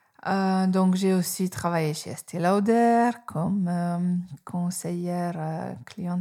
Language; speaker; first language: French; non-native, fluent; Hungarian